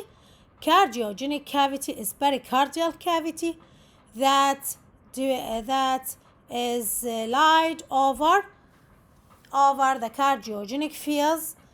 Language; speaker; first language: English; non-native, local second language; Arabic